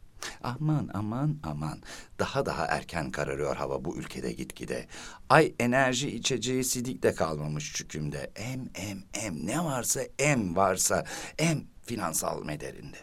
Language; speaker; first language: Turkish; native; Turkish